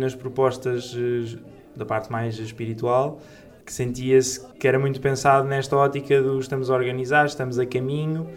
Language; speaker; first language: Portuguese; native; Portuguese